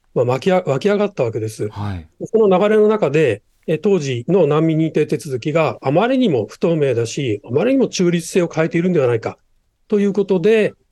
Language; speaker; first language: Japanese; native; Japanese